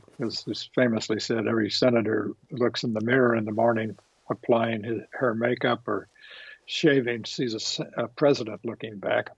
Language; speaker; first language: English; native; English